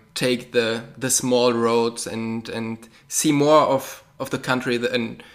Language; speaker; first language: English; non-native, fluent; German